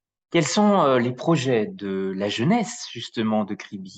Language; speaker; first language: French; native; French